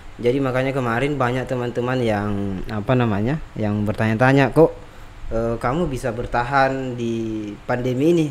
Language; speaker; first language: Indonesian; native; Indonesian